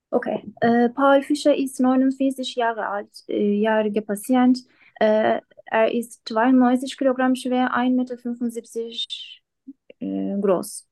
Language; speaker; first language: German; non-native, learner; Turkish